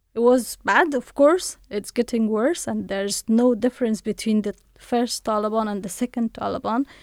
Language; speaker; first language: English; non-native, fluent; Persian